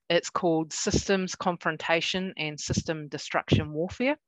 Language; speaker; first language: English; native; English